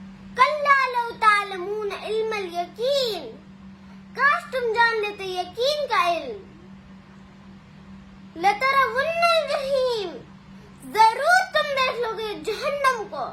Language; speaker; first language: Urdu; native; Urdu